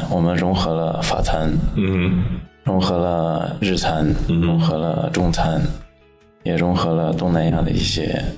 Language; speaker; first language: Chinese; native; Chinese